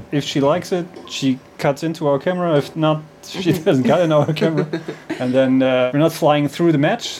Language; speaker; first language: English; non-native, fluent; German